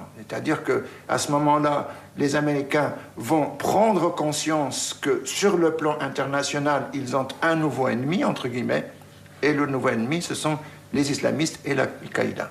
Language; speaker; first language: French; native; French